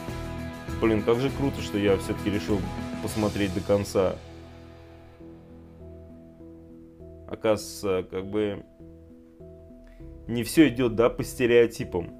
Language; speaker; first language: Russian; native; Russian